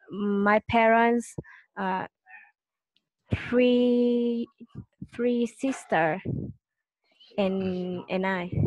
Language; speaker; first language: English; non-native, learner; Vietnamese